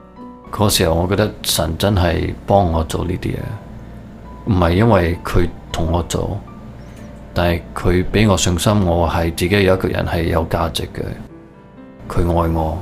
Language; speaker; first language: Cantonese; early bilingual, heritage; Cantonese